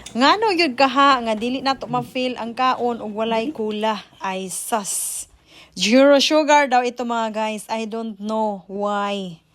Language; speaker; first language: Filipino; non-native, local second language; Cebuano